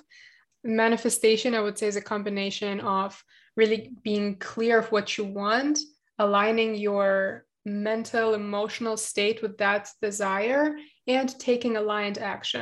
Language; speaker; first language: English; non-native, fluent; German